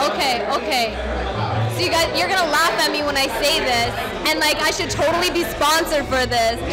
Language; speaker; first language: English; native; English